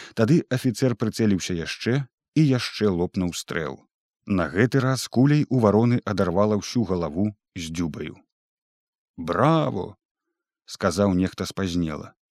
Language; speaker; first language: Belarusian; native; Belarusian